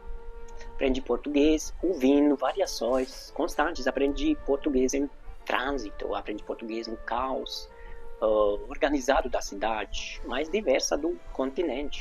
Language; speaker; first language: Portuguese; non-native, fluent; Hungarian